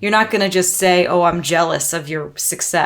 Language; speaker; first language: English; native; English